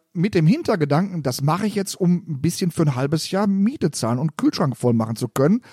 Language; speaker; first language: German; native; German